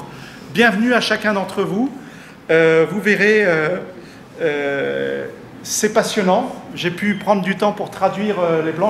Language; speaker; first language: French; native; French